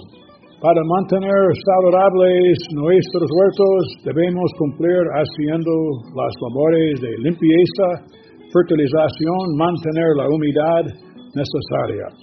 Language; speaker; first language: Spanish; non-native, learner; English